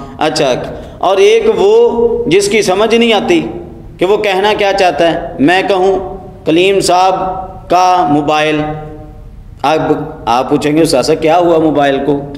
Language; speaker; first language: Urdu; non-native, local second language; Punjabi